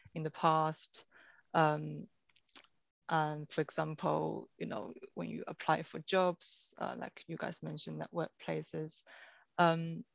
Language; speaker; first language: English; non-native, fluent; Chinese